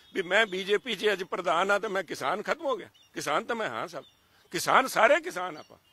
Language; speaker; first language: Hindi; native; Hindi